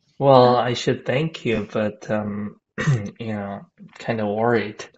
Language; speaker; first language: English; non-native, fluent; Korean